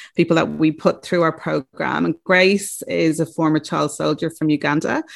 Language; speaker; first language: English; native; English